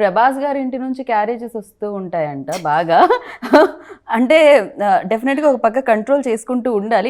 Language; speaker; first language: Telugu; native; Telugu